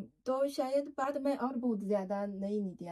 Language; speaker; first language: Hindi; non-native, learner; Chinese